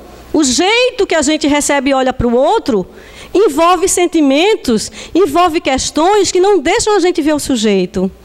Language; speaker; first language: Portuguese; native; Portuguese